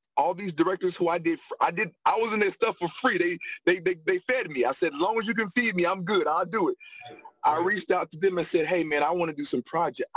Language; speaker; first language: English; native; English